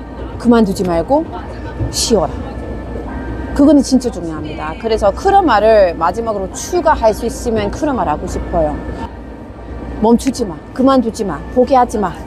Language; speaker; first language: Korean; non-native, fluent; English